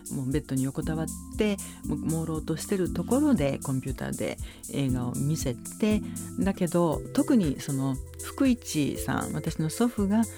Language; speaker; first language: Japanese; native; Japanese